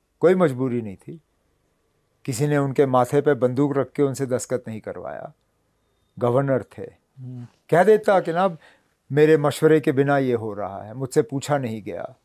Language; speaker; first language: Hindi; non-native, local second language; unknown